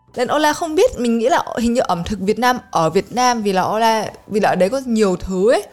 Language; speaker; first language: Vietnamese; early bilingual, heritage; Vietnamese